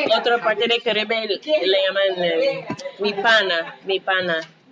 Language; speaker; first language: Spanish; non-native, fluent; English